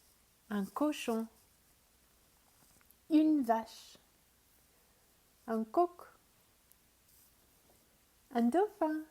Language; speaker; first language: French; non-native, fluent; English